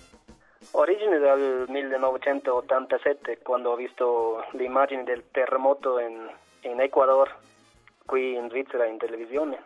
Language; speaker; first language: Italian; non-native, fluent; German